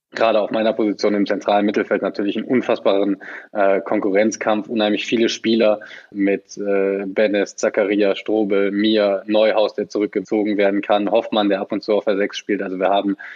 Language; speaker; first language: German; native; German